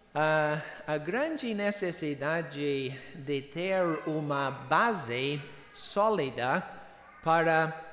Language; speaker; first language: Portuguese; non-native, fluent; English